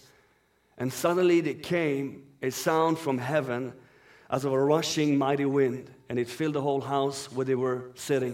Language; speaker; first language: English; non-native, fluent; Persian